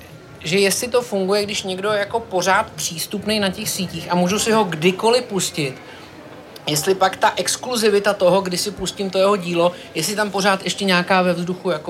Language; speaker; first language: Czech; native; Czech